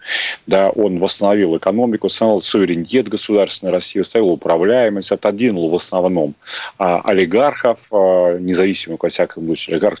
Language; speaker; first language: Russian; native; Russian